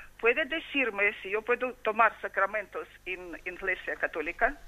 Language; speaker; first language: Spanish; non-native, learner; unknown